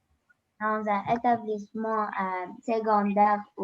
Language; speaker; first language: French; non-native, learner; Arabic